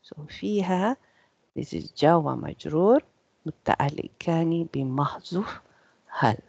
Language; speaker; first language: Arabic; non-native, learner; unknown